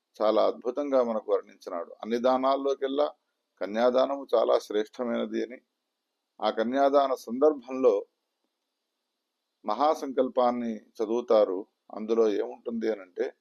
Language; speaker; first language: Telugu; native; Telugu